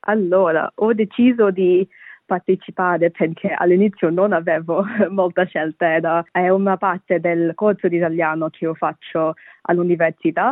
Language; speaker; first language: Italian; non-native, fluent; Bangla